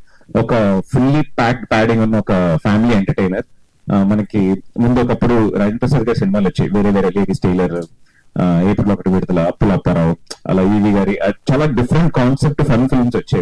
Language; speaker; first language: Telugu; native; Telugu